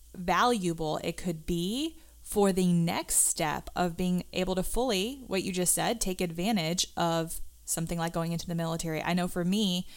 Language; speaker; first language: English; native; English